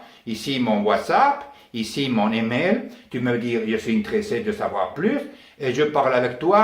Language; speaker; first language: French; non-native, learner; Spanish